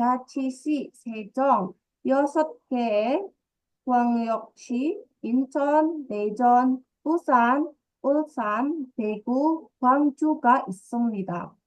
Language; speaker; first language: Korean; non-native, fluent; Indonesian